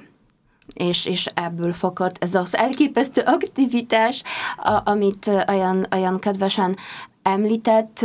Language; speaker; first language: Hungarian; non-native, fluent; Polish